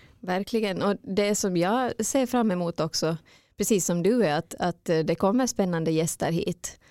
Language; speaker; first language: Swedish; native; Swedish